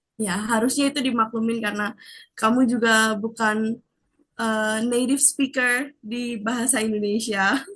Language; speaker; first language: Indonesian; native; Indonesian